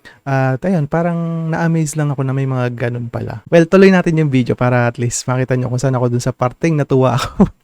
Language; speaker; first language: Filipino; native; Filipino